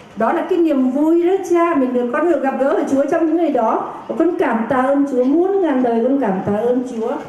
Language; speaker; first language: Vietnamese; native; Vietnamese